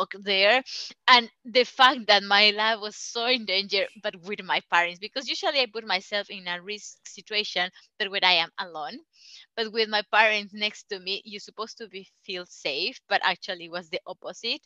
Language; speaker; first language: English; non-native, learner; Spanish